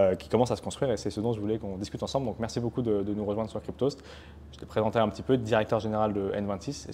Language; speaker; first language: French; native; French